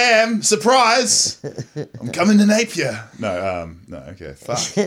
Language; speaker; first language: English; native; English